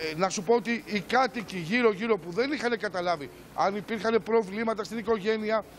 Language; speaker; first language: Greek; native; Greek